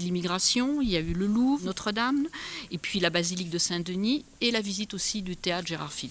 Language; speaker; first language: French; native; French